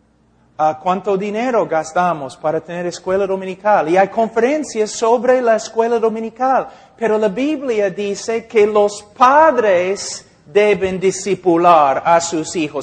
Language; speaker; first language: Spanish; non-native, fluent; English